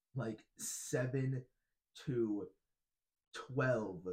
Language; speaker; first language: English; native; English